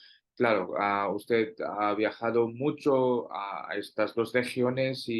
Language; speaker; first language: Spanish; non-native, fluent; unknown